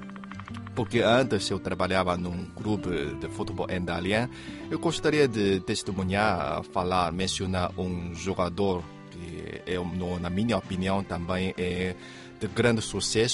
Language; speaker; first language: Portuguese; non-native, fluent; Chinese